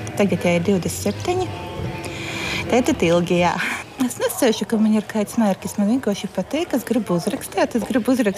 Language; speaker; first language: Latvian; non-native, local second language; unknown